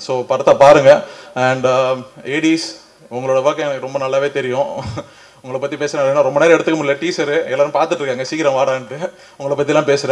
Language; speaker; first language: Tamil; native; Tamil